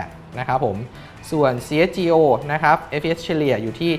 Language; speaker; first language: Thai; native; Thai